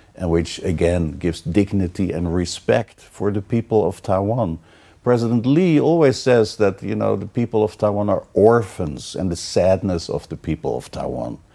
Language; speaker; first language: English; non-native, fluent; Dutch